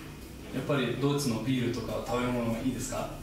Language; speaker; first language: Japanese; non-native, fluent; German